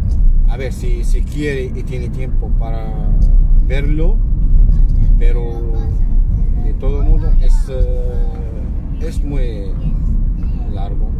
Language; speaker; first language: Spanish; non-native, fluent; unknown